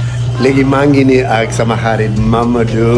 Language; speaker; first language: Wolof; non-native, fluent; English